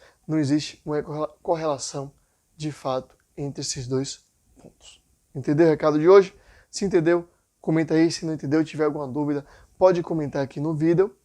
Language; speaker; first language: Portuguese; native; Portuguese